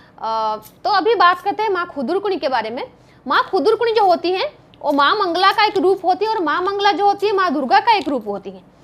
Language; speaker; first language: Hindi; non-native, local second language; Bangla